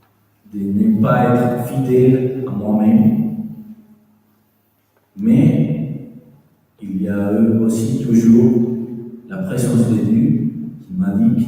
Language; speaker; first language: French; non-native, fluent; Spanish